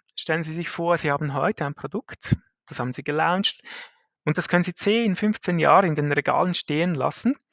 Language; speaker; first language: German; native; German